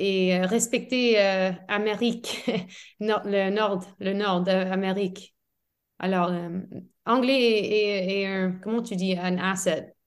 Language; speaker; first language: French; non-native, fluent; English